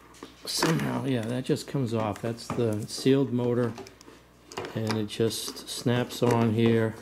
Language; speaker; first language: English; native; English